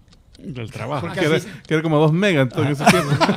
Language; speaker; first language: Spanish; native; Spanish